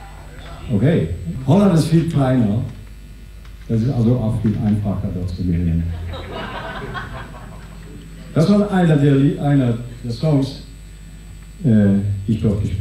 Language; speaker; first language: German; non-native, fluent; Dutch